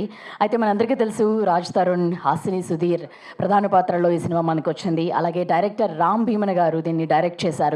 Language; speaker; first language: Telugu; native; Telugu